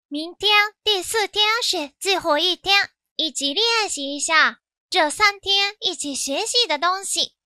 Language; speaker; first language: Chinese; non-native, fluent; Japanese